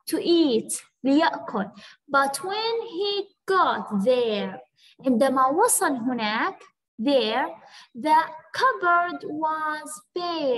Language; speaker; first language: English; non-native, fluent; Arabic